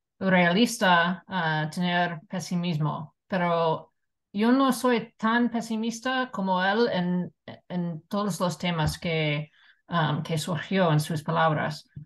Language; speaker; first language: Spanish; non-native, fluent; English